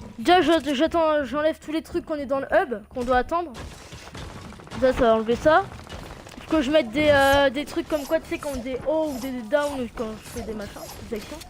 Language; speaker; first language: French; native; French